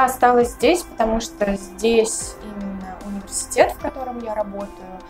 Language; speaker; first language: Russian; native; Russian